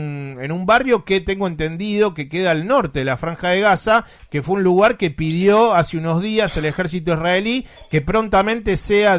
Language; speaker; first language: Spanish; native; Spanish